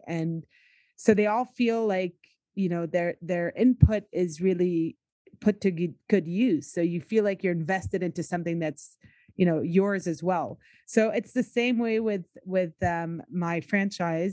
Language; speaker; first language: English; native; English